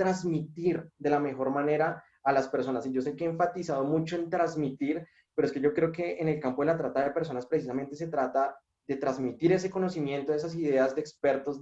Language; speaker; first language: Spanish; native; Spanish